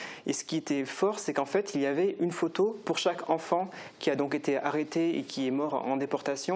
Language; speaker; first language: French; native; French